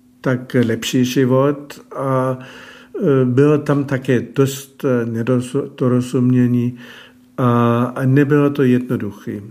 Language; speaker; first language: Czech; non-native, fluent; German